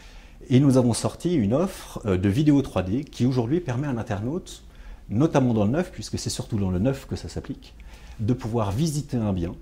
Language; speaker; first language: French; native; French